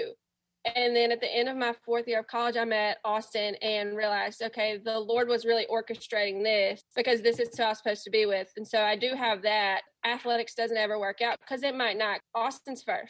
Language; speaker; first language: English; native; English